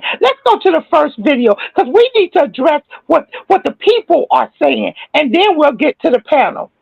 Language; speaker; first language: English; native; English